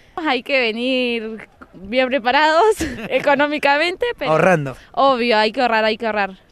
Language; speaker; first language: Spanish; native; Spanish